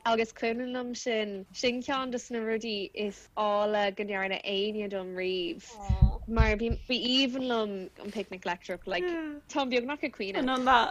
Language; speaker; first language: Irish; native; Irish